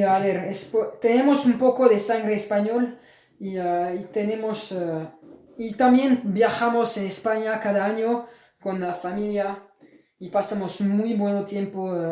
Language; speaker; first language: Spanish; non-native, learner; French